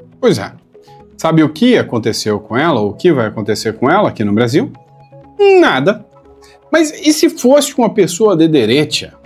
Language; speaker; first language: Portuguese; native; Portuguese